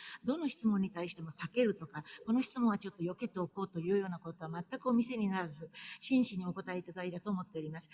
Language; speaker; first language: Japanese; native; Japanese